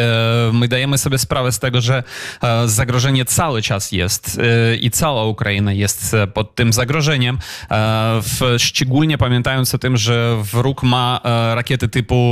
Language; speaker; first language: Polish; non-native, fluent; Ukrainian